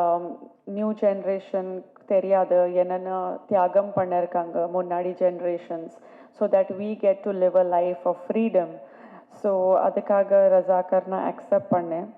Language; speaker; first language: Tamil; non-native, fluent; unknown